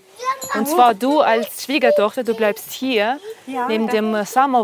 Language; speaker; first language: German; non-native, fluent; Kyrgyz